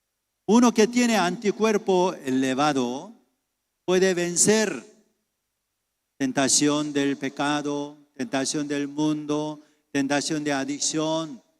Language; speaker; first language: Spanish; non-native, fluent; Korean